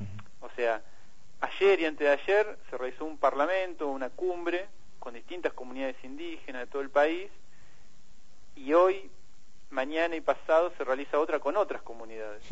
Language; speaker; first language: Spanish; native; Spanish